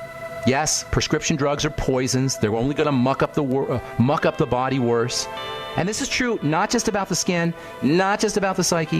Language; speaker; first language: English; native; English